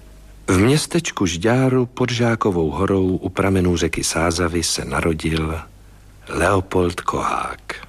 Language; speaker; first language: Czech; native; Czech